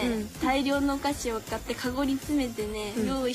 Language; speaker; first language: Japanese; native; Japanese